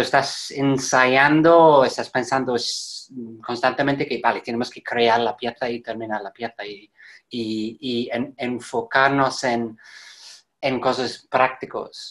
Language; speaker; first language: Spanish; non-native, fluent; English